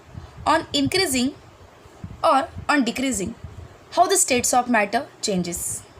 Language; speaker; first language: English; non-native, local second language; Hindi